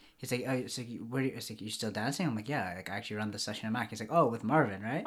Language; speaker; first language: English; early bilingual, other home language; Bangla